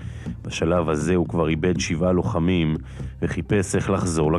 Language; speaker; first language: Hebrew; native; Hebrew